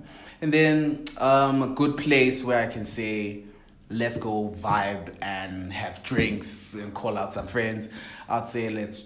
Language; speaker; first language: English; non-native, local second language; Swati